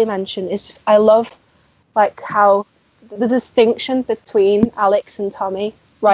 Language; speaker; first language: English; native; English